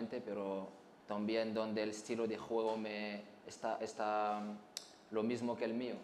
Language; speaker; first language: Spanish; non-native, learner; French